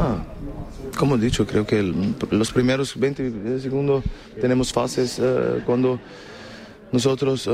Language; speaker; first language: Spanish; non-native, learner; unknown